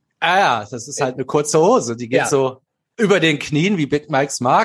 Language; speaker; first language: German; native; German